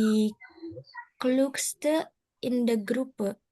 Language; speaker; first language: German; non-native, learner; Indonesian